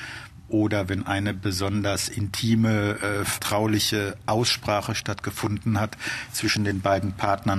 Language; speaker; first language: German; native; German